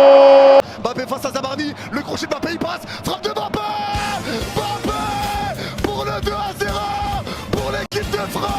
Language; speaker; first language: French; native; French